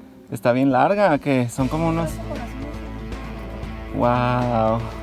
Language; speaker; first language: Spanish; early bilingual, heritage; Spanish